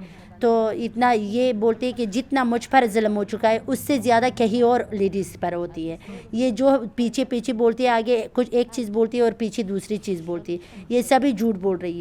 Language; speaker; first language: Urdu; non-native, learner; Persian